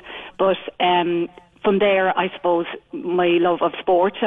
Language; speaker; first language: English; native; English